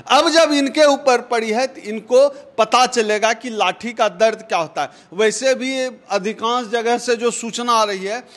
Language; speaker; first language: Hindi; native; Hindi